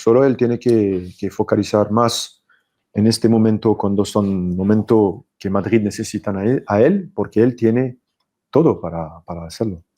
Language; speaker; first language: Spanish; non-native, fluent; French